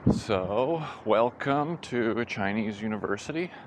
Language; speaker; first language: English; native; English